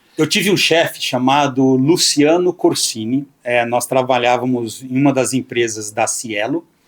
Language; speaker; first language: Portuguese; native; Portuguese